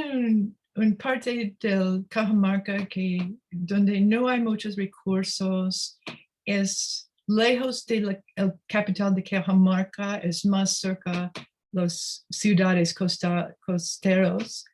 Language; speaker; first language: Spanish; non-native, learner; English